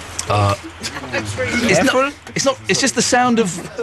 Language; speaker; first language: English; native; English